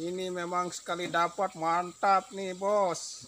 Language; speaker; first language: Malay; native; Malay